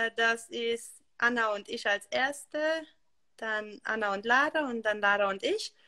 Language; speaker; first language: German; non-native, fluent; Hungarian